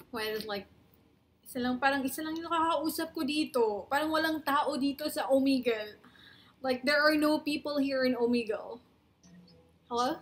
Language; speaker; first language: English; non-native, local second language; Cebuano